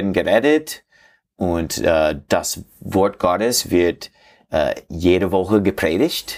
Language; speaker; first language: German; non-native, fluent; English